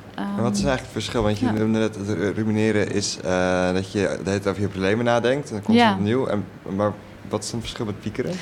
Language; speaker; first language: Dutch; native; Dutch